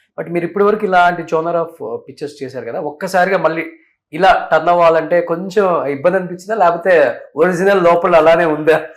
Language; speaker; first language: Telugu; native; Telugu